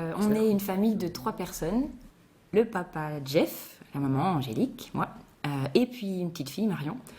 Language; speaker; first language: French; native; French